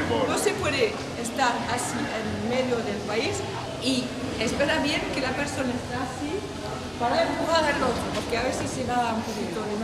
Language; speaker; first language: Spanish; non-native, learner; French